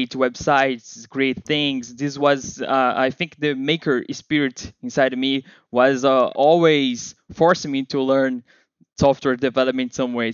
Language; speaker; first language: English; non-native, fluent; Portuguese